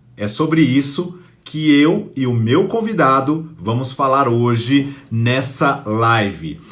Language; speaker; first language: Portuguese; native; Portuguese